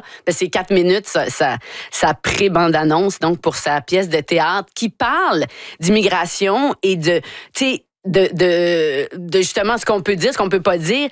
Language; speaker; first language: French; native; French